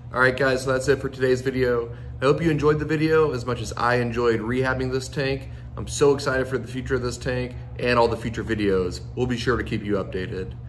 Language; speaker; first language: English; native; English